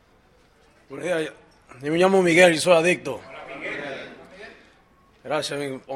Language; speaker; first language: Spanish; early bilingual, heritage; Spanish